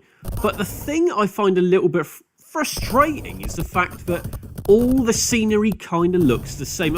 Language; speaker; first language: English; native; English